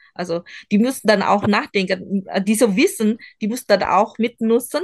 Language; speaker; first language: German; non-native, learner; Indonesian